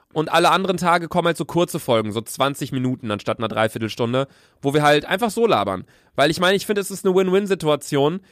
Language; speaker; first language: German; native; German